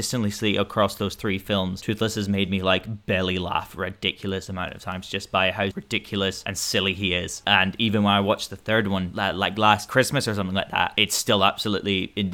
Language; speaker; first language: English; native; English